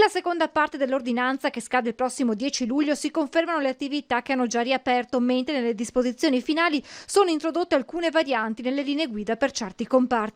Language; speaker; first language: Italian; native; Italian